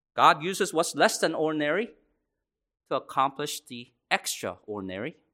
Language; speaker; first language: English; native; English